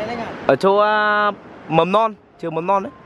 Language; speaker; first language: Vietnamese; native; Vietnamese